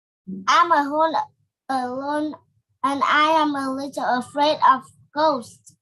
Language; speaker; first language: English; non-native, learner; Vietnamese